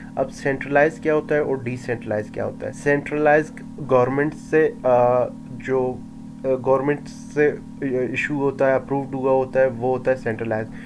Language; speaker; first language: Urdu; non-native, local second language; Baluchi